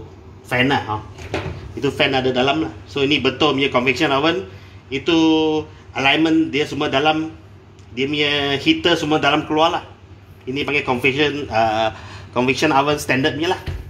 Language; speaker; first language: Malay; non-native, local second language; Chinese